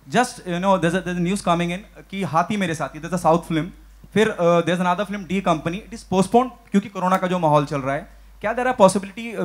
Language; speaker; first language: Hindi; native; Hindi